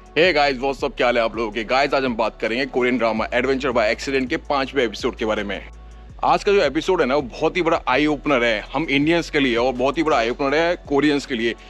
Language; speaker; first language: Hindi; native; Hindi